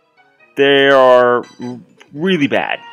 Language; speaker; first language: English; native; English